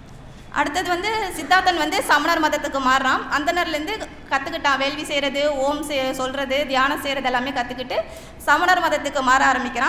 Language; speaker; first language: Tamil; native; Tamil